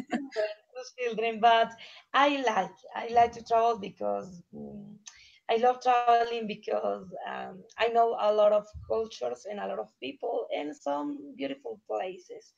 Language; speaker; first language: English; non-native, learner; Spanish